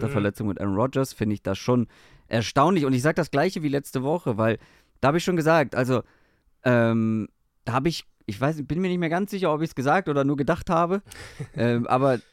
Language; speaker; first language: German; native; German